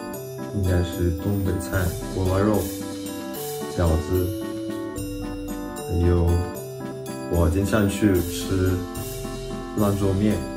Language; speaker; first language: Chinese; non-native, fluent; Russian